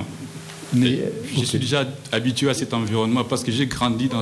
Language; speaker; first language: French; non-native, local second language; Lingala